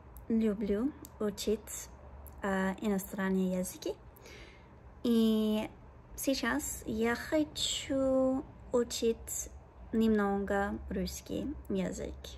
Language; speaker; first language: Russian; non-native, learner; English